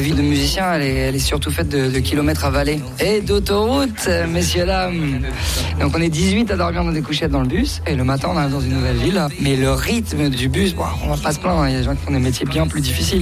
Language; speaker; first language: French; native; French